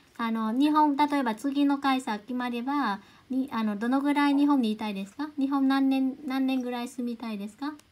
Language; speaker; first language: Japanese; non-native, fluent; Vietnamese